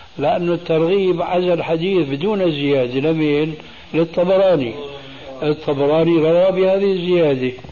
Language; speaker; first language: Arabic; early bilingual, other home language; Albanian